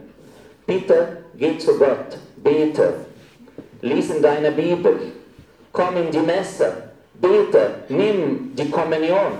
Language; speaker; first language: German; non-native, fluent; Arabic